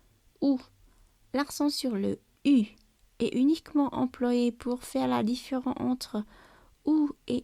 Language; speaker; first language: French; non-native, learner; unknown